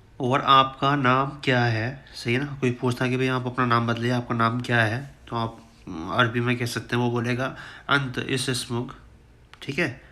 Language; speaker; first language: Urdu; native; Urdu